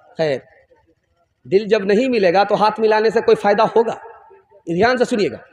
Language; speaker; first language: Urdu; non-native, local second language; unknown